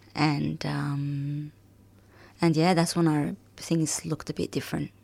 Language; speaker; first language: English; early bilingual, other home language; Arabic